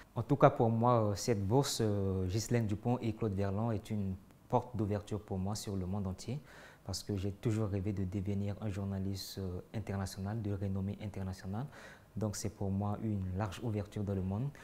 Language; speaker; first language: French; non-native, local second language; Sango